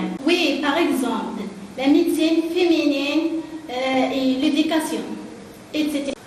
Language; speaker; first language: French; non-native, learner; Arabic